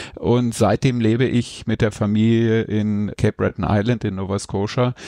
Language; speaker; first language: German; native; German